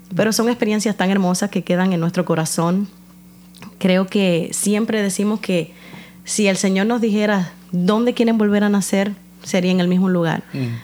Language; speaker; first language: Spanish; native; Spanish